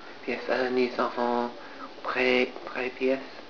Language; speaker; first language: French; non-native, learner; English